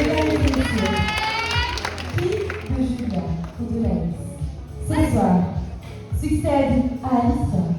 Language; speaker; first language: French; native; French